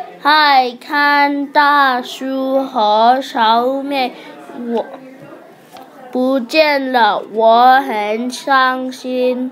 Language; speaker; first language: Chinese; non-native, learner; English